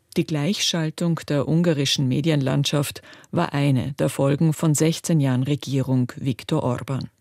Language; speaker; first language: German; native; German